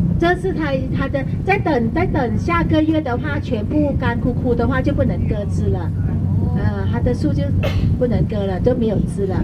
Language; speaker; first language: Chinese; non-native, fluent; Thai